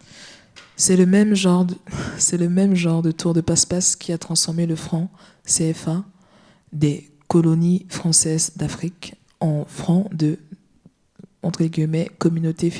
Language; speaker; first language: French; native; French